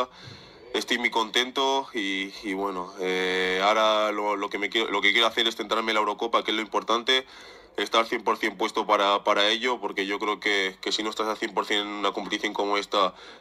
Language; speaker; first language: Spanish; early bilingual, other home language; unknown